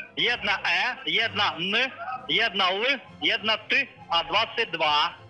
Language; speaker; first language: Czech; non-native, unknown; Ukrainian